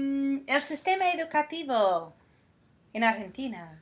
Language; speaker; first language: Spanish; non-native, fluent; English